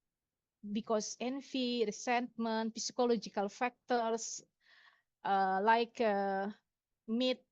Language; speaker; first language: English; non-native, local second language; Indonesian